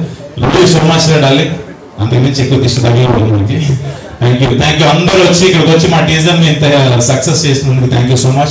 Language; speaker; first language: Telugu; native; Telugu